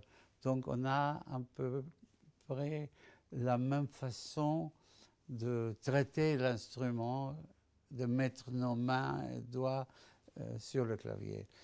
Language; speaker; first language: French; non-native, fluent; Spanish